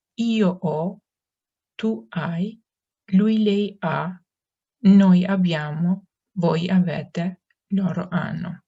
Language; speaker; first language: Italian; non-native, fluent; Turkish